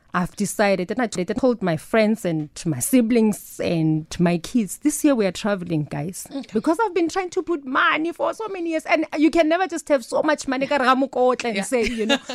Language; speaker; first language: English; non-native, local second language; Northern Sotho